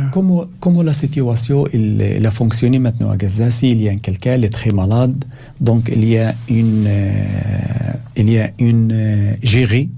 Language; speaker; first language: French; non-native, learner; Arabic